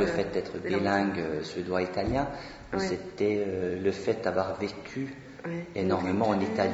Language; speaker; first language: French; non-native, fluent; Swedish